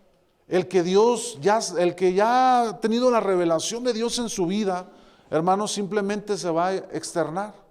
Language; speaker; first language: Spanish; native; Spanish